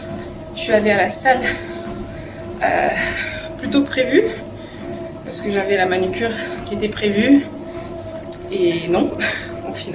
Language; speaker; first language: French; native; French